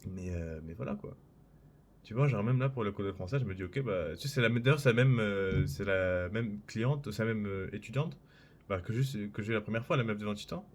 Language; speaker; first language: French; native; French